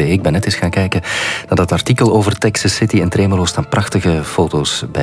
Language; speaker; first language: Dutch; native; Dutch